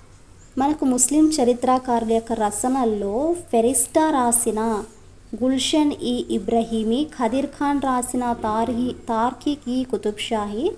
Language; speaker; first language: Telugu; native; Telugu